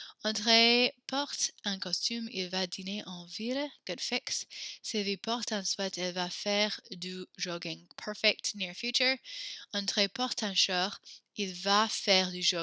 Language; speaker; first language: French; non-native, fluent; English